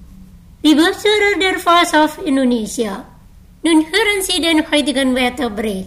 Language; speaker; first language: German; non-native, fluent; Indonesian